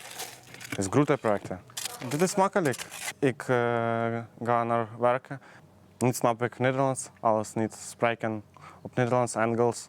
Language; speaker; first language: Dutch; non-native, learner; Ukrainian